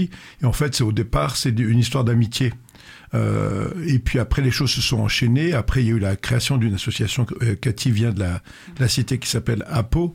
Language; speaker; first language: French; native; French